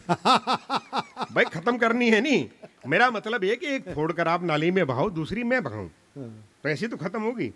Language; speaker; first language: Hindi; non-native, local second language; Punjabi